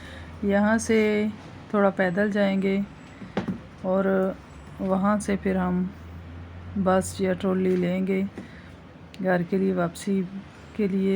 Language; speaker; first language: Hindi; native; Hindi